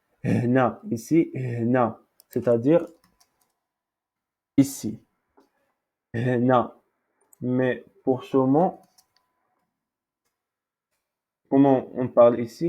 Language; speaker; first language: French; non-native, local second language; Arabic